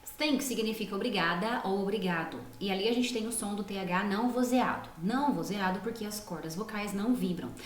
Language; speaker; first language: Portuguese; native; Portuguese